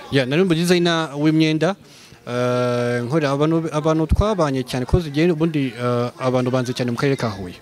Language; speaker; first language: Kinyarwanda; early bilingual, heritage; Kinyarwanda